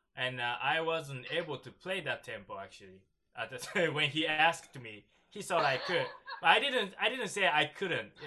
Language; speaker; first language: English; non-native, learner; Japanese